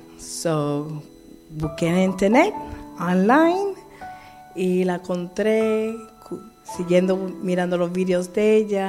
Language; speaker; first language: Spanish; early bilingual, heritage; Spanish